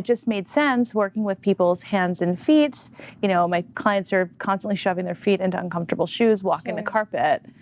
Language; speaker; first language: English; native; English